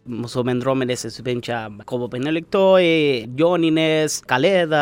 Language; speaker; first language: Lithuanian; non-native, learner; Spanish